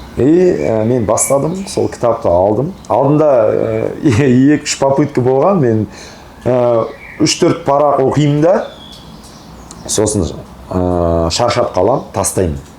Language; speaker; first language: Kazakh; early bilingual, heritage; Kazakh